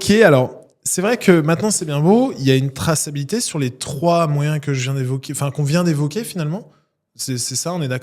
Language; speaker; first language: French; native; French